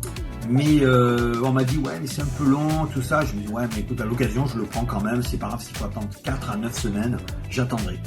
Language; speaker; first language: French; native; French